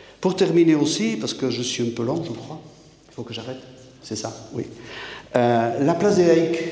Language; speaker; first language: French; non-native, local second language; Basque